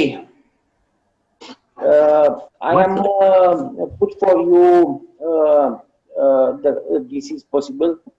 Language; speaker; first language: English; non-native, learner; Romanian